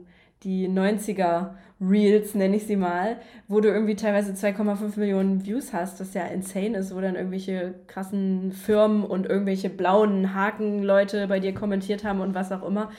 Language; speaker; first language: German; native; German